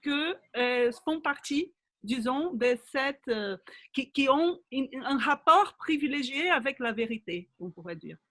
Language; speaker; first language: French; non-native, fluent; Portuguese